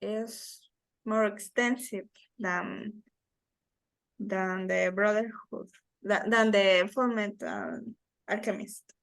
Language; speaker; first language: English; non-native, learner; Spanish